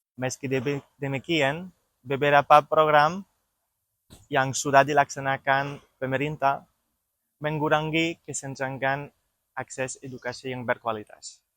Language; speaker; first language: Indonesian; non-native, learner; French